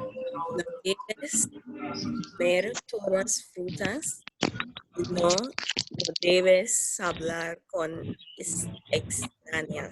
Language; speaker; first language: Spanish; non-native, learner; English